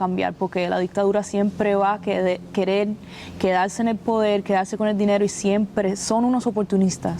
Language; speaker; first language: Spanish; early bilingual, other home language; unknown